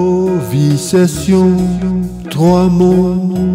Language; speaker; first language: French; non-native, fluent; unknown